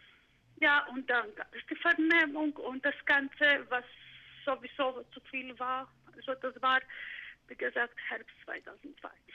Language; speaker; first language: German; non-native, fluent; Greek